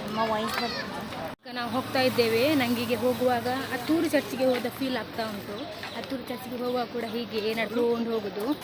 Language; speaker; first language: Kannada; non-native, local second language; Tulu